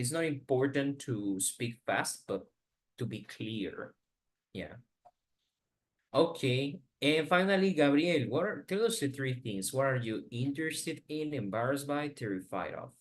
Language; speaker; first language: English; non-native, fluent; Spanish